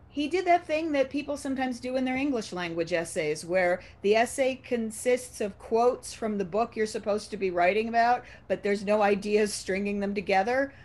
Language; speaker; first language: English; native; English